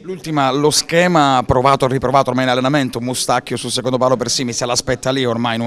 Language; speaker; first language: Italian; native; Italian